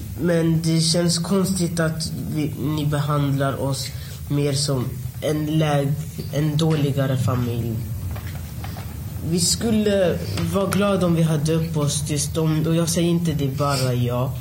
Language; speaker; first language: Swedish; early bilingual, other home language; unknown